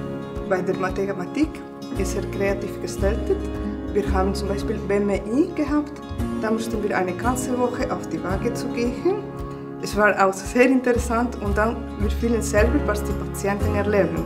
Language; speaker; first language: German; non-native, fluent; Spanish